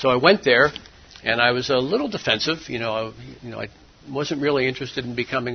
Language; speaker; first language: English; native; English